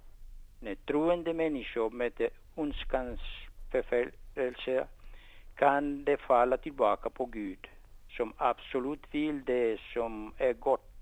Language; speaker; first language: Swedish; non-native, fluent; Spanish